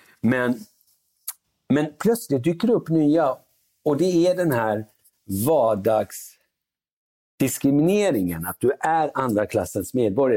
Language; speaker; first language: Swedish; early bilingual, other home language; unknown